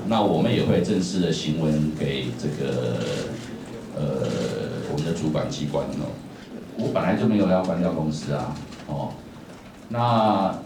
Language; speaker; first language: Chinese; native; Chinese